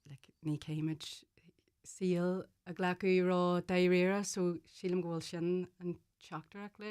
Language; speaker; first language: Irish; non-native, local second language; English